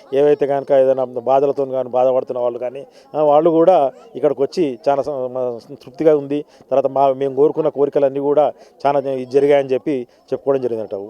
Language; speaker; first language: Telugu; non-native, local second language; Lambadi